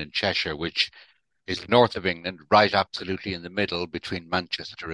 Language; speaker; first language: English; native; English